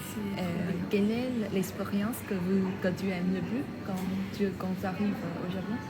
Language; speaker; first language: French; non-native, fluent; Vietnamese